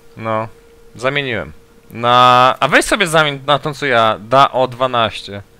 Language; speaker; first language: Polish; native; Polish